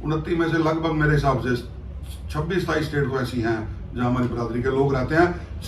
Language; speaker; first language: Hindi; non-native, local second language; Punjabi